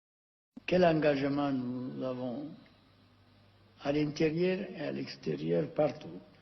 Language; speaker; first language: French; non-native, fluent; Amharic